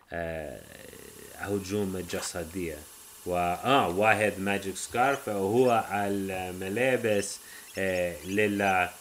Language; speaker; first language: Arabic; non-native, learner; English